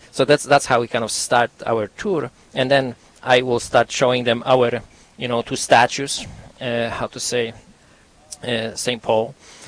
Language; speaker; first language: English; non-native, fluent; Polish